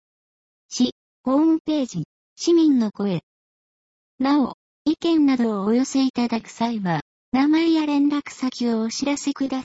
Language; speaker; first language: Japanese; native; Japanese